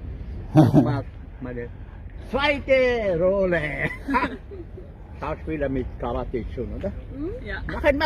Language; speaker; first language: German; non-native, learner; Bangla